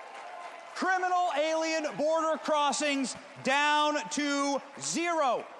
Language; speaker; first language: English; native; English